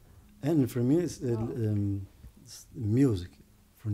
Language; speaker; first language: English; non-native, learner; Portuguese